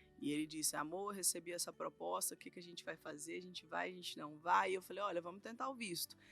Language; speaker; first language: Portuguese; native; Portuguese